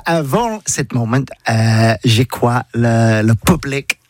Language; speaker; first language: French; non-native, learner; English